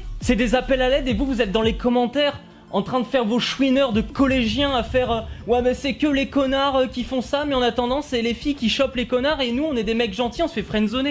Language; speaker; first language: French; native; French